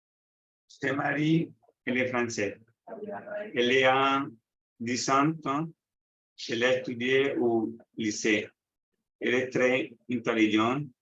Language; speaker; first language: French; non-native, learner; Spanish